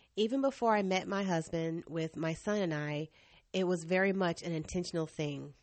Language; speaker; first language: English; native; English